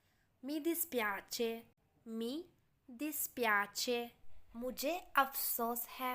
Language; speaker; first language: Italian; non-native, fluent; Urdu